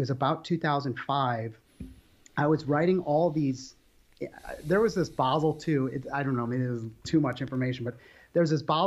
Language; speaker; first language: English; native; English